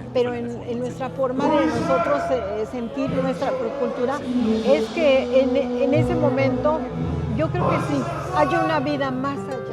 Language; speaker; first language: Spanish; native; Spanish